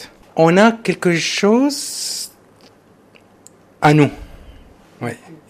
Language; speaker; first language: French; non-native, learner; Arabic